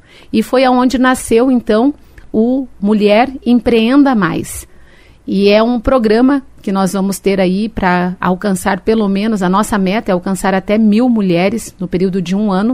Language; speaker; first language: Portuguese; native; Portuguese